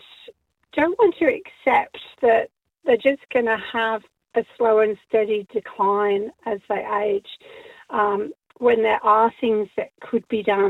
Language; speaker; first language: English; native; English